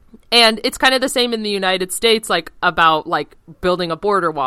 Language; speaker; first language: English; native; English